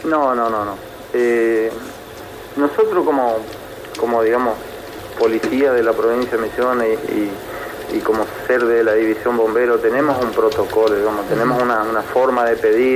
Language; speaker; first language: Spanish; native; Spanish